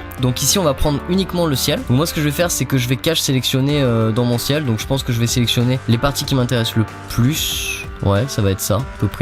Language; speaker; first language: French; native; French